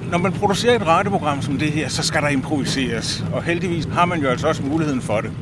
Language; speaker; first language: Danish; native; Danish